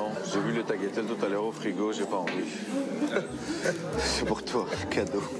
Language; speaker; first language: French; non-native, fluent; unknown